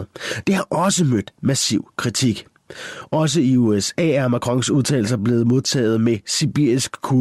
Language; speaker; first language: Danish; native; Danish